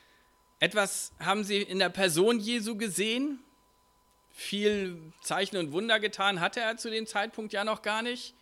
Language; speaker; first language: German; native; German